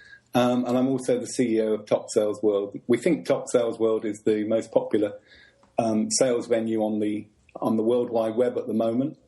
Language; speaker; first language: English; native; English